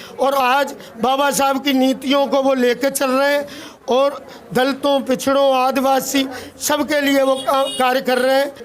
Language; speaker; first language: Hindi; native; Hindi